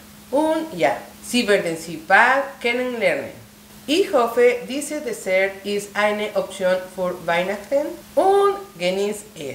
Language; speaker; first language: German; non-native, learner; Spanish